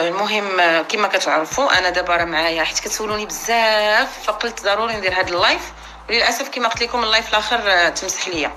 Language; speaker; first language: Arabic; native; Arabic